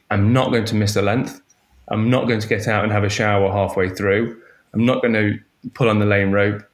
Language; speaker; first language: English; native; English